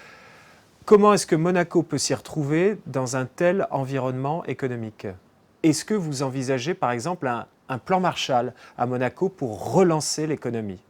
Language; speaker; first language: French; native; French